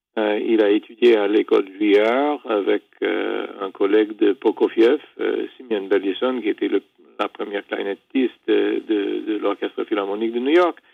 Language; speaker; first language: French; non-native, fluent; English